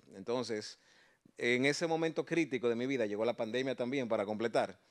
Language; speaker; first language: Spanish; native; Spanish